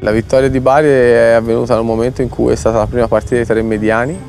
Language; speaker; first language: Italian; native; Italian